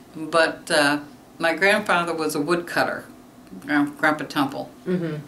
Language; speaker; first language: English; native; English